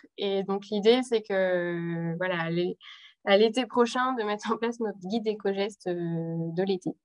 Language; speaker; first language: French; native; French